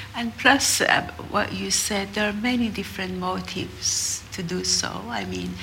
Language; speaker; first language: English; non-native, fluent; Persian